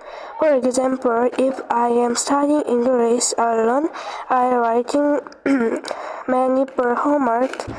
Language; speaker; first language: English; non-native, learner; Korean